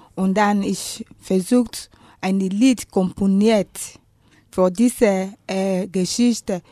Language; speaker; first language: German; non-native, learner; Igbo